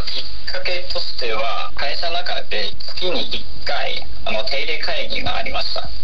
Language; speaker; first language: Japanese; non-native, fluent; Chinese